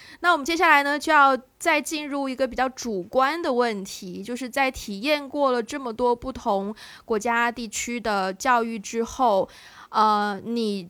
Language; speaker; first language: Chinese; native; Chinese